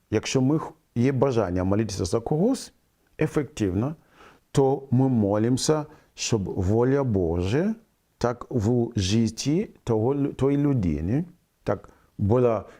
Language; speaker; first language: Ukrainian; non-native, fluent; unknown